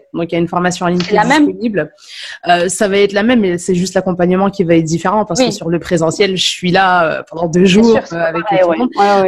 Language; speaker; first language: French; native; French